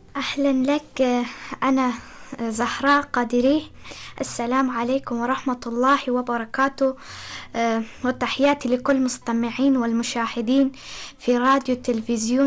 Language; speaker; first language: Arabic; non-native, learner; Persian